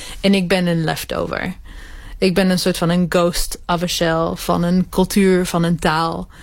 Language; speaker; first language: Dutch; early bilingual, other home language; Hebrew